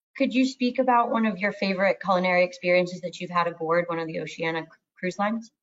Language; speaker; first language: English; native; English